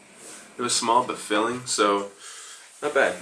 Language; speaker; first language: English; native; English